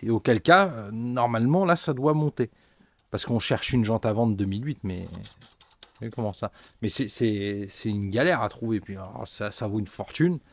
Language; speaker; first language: French; native; French